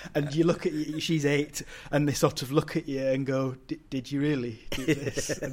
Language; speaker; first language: English; native; English